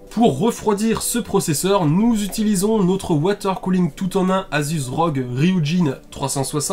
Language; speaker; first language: French; native; French